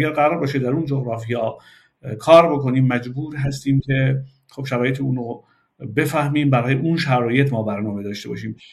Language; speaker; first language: Persian; non-native, local second language; Kurdish